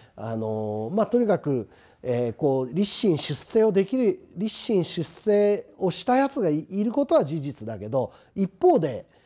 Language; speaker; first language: Japanese; native; Japanese